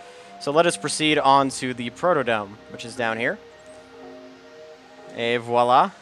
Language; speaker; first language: English; native; English